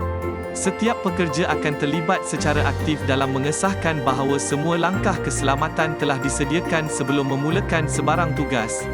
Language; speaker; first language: Malay; native; Malay